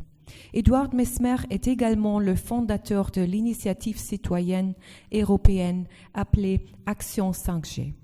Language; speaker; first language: French; non-native, learner; German